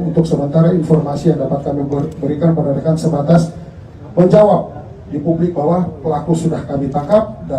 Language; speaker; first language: Indonesian; native; Indonesian